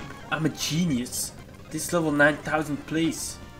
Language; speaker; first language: English; native; English